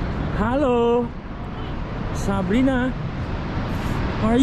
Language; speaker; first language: English; non-native, learner; Javanese